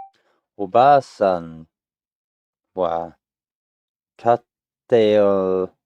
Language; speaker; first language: Japanese; non-native, learner; English